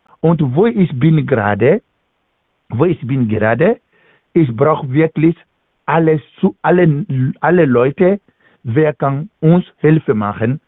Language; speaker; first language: German; non-native, learner; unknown